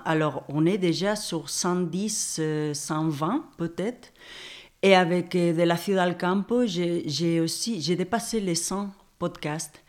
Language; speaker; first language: French; non-native, fluent; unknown